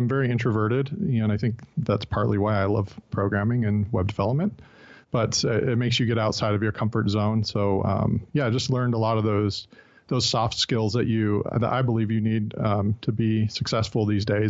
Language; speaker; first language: English; native; English